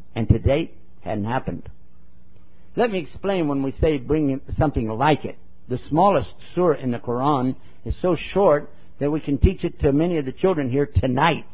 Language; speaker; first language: English; native; English